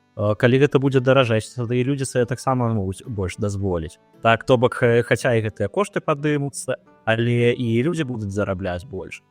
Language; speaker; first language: Belarusian; non-native, local second language; Russian